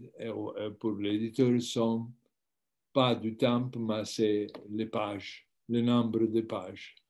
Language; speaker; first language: French; non-native, learner; Italian